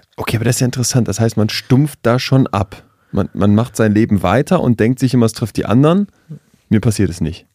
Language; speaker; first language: German; native; German